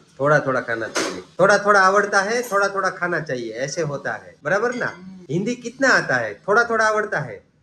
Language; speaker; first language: Hindi; non-native, local second language; Gujarati